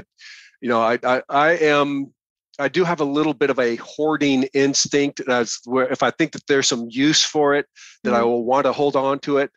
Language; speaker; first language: English; native; English